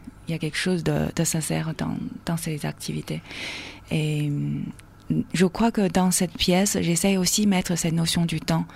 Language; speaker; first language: French; non-native, fluent; Chinese